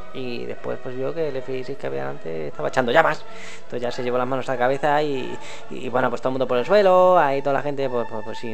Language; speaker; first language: Spanish; native; Spanish